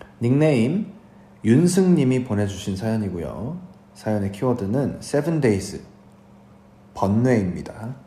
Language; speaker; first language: Korean; native; Korean